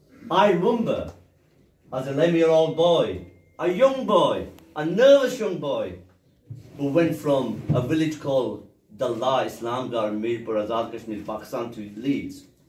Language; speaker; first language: English; early bilingual, other home language; Punjabi